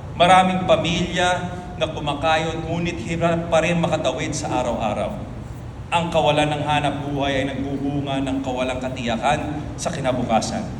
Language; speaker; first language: Filipino; native; Filipino